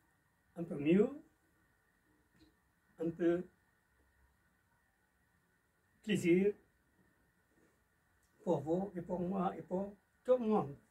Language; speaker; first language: French; non-native, learner; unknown